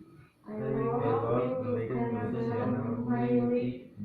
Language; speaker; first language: English; non-native, learner; Indonesian